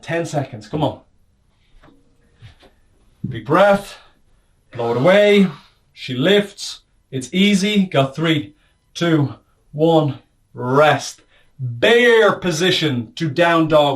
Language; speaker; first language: English; native; English